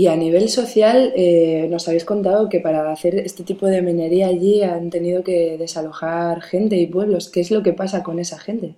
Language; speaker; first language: Spanish; native; Spanish